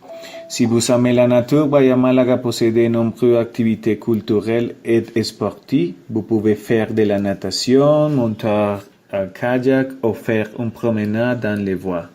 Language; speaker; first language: French; non-native, learner; Spanish